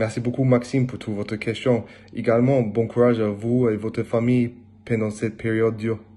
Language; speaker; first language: French; non-native, learner; English